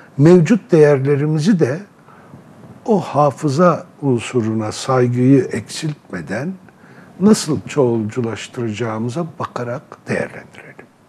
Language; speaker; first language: Turkish; non-native, local second language; Arabic